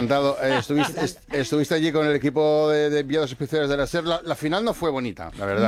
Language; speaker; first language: Spanish; native; Spanish